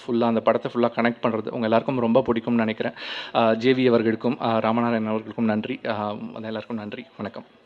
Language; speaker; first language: Tamil; native; Tamil